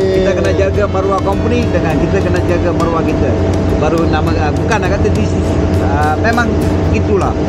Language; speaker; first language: Malay; native; Malay